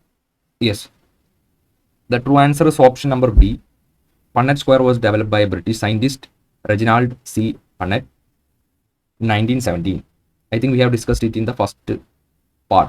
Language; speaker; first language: English; non-native, local second language; Malayalam